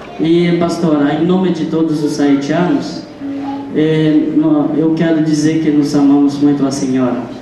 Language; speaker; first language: Portuguese; non-native, fluent; Haitian Creole